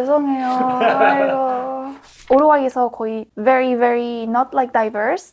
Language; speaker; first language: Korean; non-native, fluent; Spanish